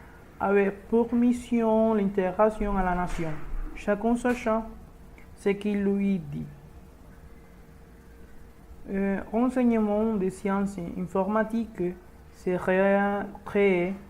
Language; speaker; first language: French; non-native, learner; Spanish